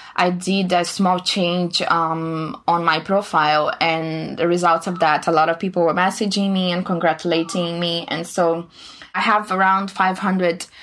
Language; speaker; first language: English; non-native, fluent; Portuguese